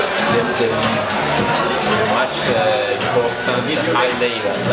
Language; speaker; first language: English; non-native, learner; Italian